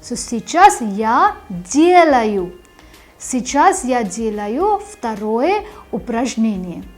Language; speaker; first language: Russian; non-native, fluent; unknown